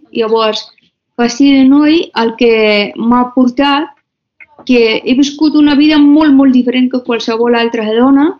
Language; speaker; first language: Catalan; non-native, fluent; Persian